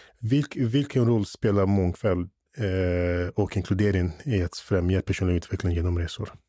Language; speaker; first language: Swedish; non-native, fluent; English